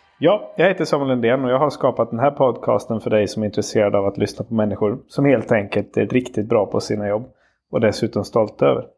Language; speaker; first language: Swedish; native; Swedish